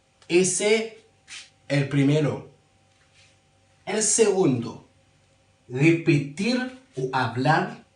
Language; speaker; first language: Spanish; non-native, learner; Haitian Creole